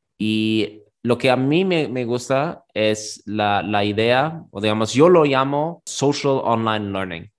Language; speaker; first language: Spanish; non-native, fluent; German